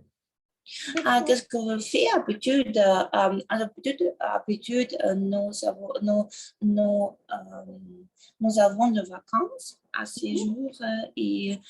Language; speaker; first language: French; non-native, learner; Russian